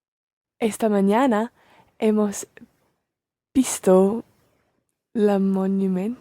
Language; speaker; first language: Spanish; non-native, learner; English